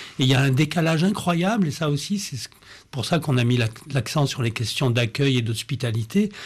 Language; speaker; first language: French; native; French